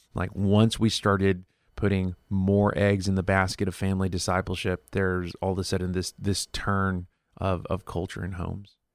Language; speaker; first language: English; early bilingual, other home language; Spanish